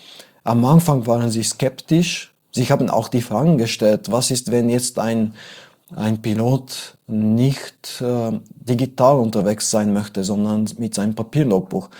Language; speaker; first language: German; non-native, fluent; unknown